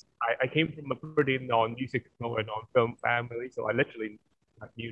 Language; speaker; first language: English; non-native, local second language; Cantonese